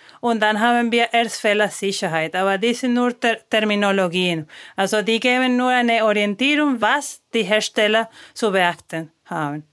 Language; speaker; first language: German; non-native, fluent; Spanish